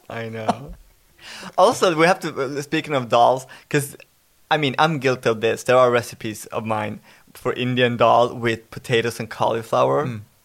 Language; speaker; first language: English; non-native, fluent; Swedish